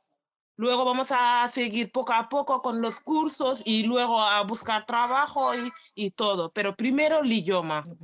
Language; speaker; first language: Spanish; non-native, learner; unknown